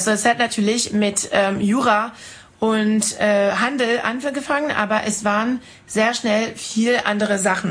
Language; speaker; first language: German; non-native, fluent; French